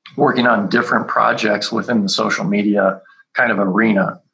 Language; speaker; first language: English; native; English